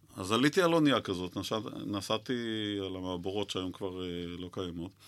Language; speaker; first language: Hebrew; native; Hebrew